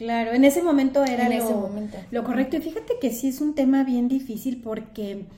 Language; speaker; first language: Spanish; native; Spanish